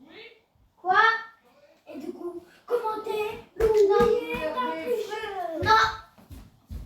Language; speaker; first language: French; native; French